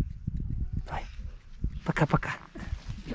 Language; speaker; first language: Russian; native; Russian